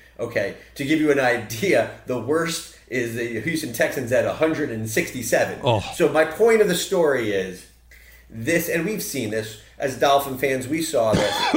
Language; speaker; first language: English; native; English